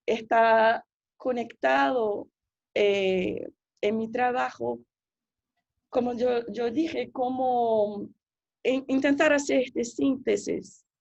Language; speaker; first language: Spanish; non-native, fluent; Portuguese